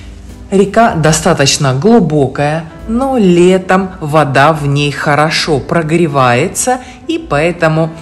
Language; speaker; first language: Russian; native; Russian